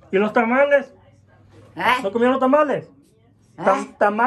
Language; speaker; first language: Spanish; native; Spanish